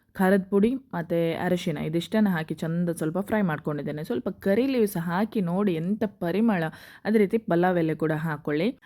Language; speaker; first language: Kannada; non-native, local second language; Konkani